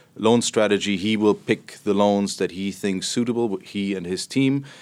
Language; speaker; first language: English; non-native, fluent; German